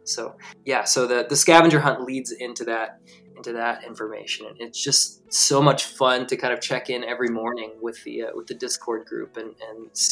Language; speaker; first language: English; native; English